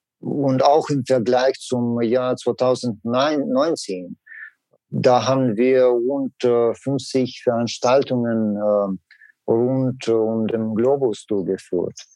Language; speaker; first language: German; non-native, learner; Russian